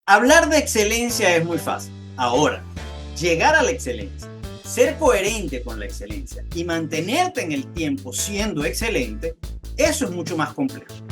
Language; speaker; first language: Spanish; native; Spanish